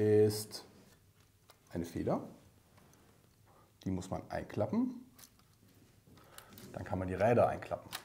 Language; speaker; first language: German; native; German